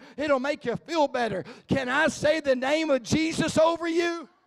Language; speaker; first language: English; native; English